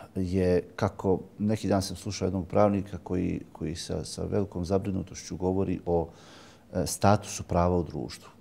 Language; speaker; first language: Bosnian; native; Bosnian